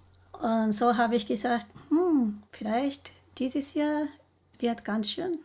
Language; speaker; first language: German; non-native, learner; Japanese